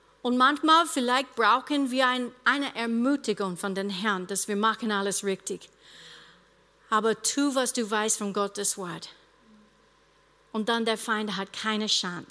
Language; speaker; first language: German; non-native, fluent; English